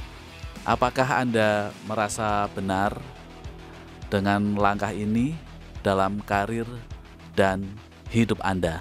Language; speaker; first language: Indonesian; non-native, local second language; Javanese